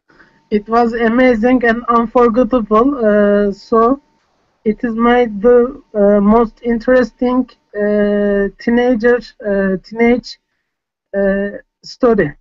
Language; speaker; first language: English; non-native, fluent; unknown